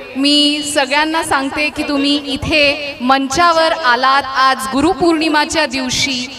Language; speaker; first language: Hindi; non-native, local second language; Bangla